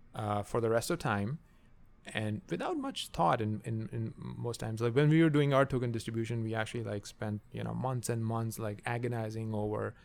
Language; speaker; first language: English; non-native, local second language; Urdu